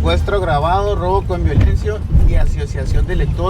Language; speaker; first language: Spanish; native; Spanish